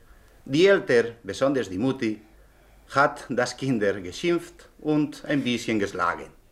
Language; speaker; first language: German; non-native, learner; Spanish